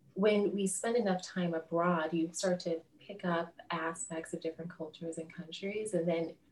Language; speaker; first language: English; native; English